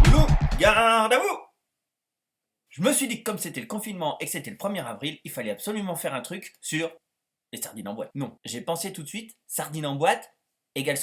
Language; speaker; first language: French; native; French